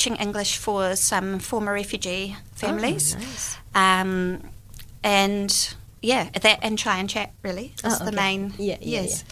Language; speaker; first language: English; native; English